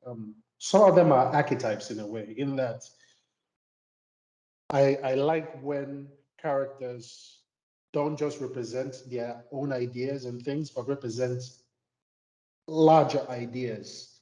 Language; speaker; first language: English; non-native, local second language; Igbo